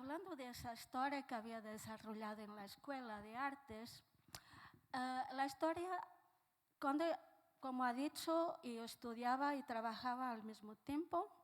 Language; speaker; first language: Spanish; non-native, fluent; Portuguese